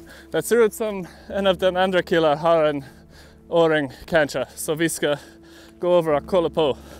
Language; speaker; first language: Swedish; non-native, learner; English